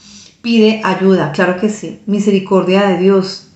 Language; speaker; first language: Spanish; native; Spanish